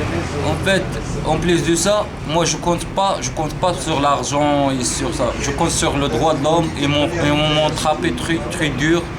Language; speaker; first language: French; non-native, learner; Arabic